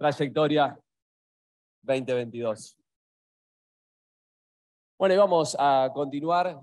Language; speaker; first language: Spanish; native; Spanish